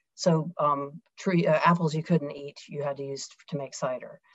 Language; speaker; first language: English; native; English